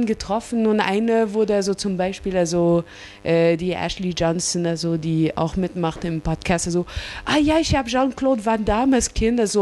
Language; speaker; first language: German; non-native, fluent; English